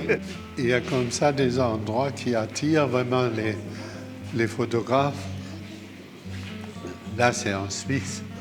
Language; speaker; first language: French; non-native, fluent; German